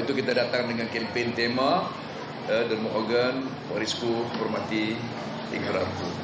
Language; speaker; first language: Malay; native; Malay